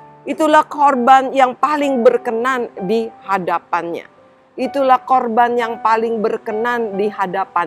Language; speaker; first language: Indonesian; native; Indonesian